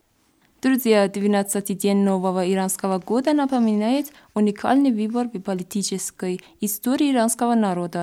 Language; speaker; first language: Russian; non-native, fluent; Persian